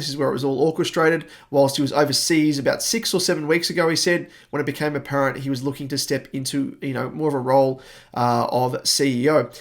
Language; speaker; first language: English; native; English